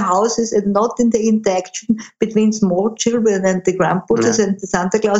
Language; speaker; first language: English; non-native, fluent; German